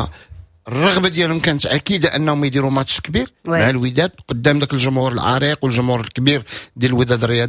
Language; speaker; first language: Arabic; native; Arabic